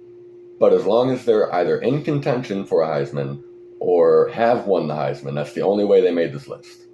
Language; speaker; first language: English; native; English